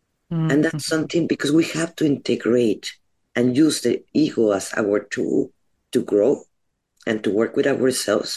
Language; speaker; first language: English; non-native, fluent; Spanish